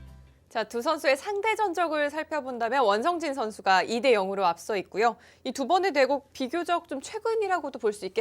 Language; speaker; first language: Korean; native; Korean